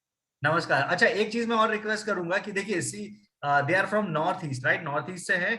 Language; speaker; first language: Hindi; native; Hindi